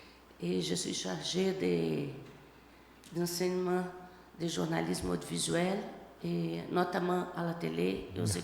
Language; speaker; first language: French; non-native, fluent; Portuguese